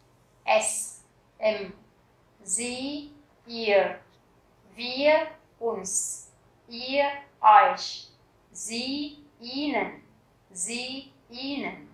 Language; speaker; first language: German; non-native, fluent; Vietnamese